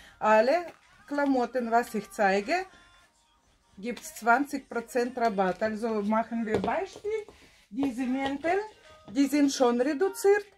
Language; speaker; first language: German; non-native, fluent; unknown